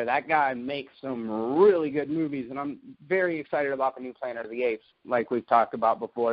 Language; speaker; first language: English; native; English